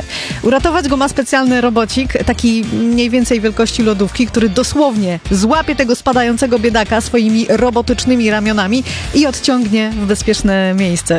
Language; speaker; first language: Polish; native; Polish